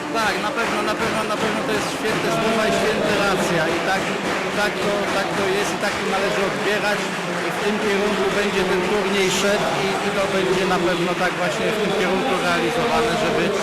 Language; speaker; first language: Polish; native; Polish